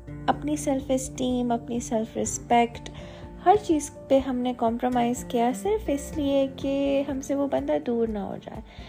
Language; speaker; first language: Hindi; native; Hindi